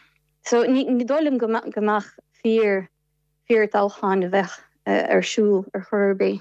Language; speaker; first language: Irish; non-native, fluent; Ukrainian